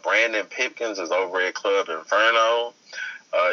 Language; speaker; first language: English; native; English